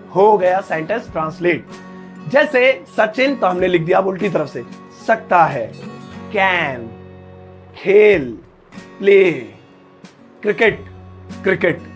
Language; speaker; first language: Hindi; native; Hindi